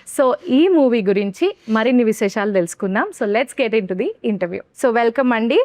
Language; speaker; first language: Telugu; native; Telugu